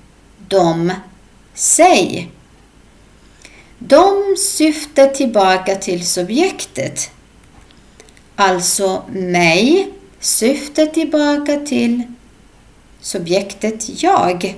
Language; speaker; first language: Swedish; non-native, fluent; Arabic